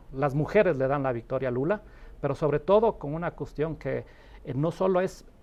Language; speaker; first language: Spanish; native; Spanish